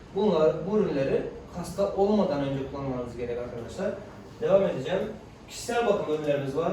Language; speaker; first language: Turkish; non-native, fluent; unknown